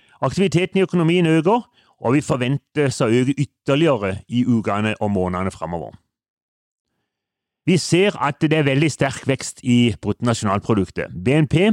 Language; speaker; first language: Norwegian; native; Norwegian